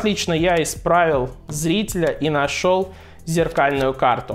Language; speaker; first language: Russian; native; Russian